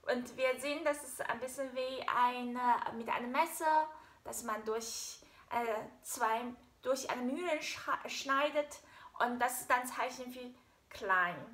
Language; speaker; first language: German; non-native, fluent; Chinese